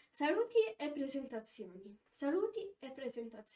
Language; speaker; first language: Italian; non-native, fluent; Polish